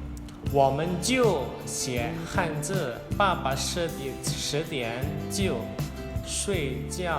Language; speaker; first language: Chinese; non-native, fluent; Indonesian